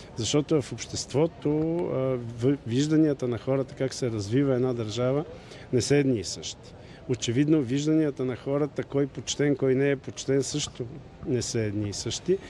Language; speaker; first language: Bulgarian; native; Bulgarian